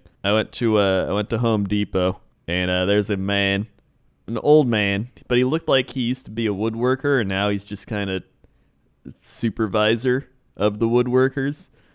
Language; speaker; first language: English; native; English